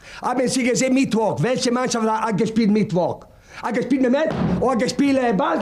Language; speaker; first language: German; non-native, learner; Italian